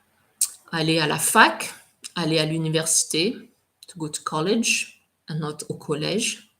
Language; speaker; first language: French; non-native, fluent; English